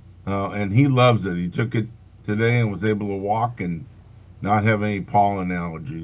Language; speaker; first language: English; native; English